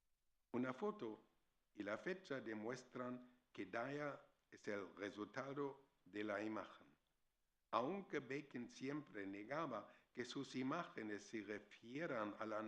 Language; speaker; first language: Spanish; non-native, fluent; German